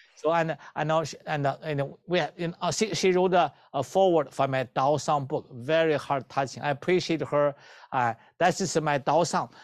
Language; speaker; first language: English; non-native, learner; Chinese